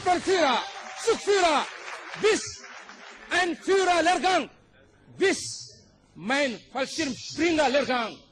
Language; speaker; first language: German; non-native, learner; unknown